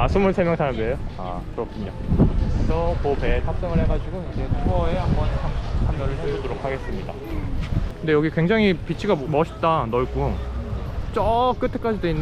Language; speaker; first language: Korean; native; Korean